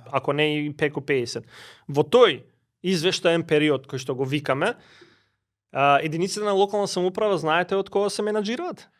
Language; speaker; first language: Macedonian; non-native, local second language; Albanian